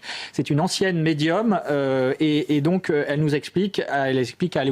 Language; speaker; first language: French; native; French